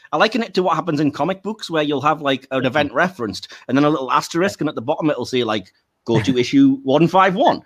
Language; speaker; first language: English; native; English